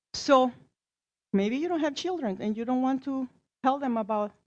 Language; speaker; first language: English; non-native, fluent; Spanish